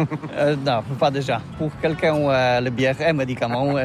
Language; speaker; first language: French; non-native, learner; Polish